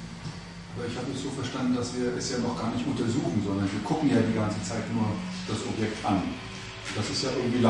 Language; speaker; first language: German; native; German